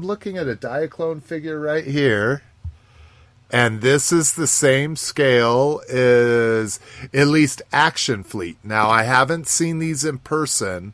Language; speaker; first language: English; native; English